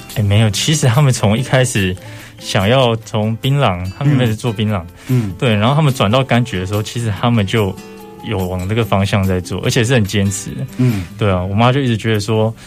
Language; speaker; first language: Chinese; native; Chinese